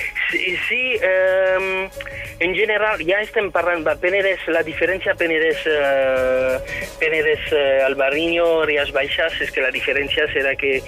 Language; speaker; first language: Catalan; non-native, fluent; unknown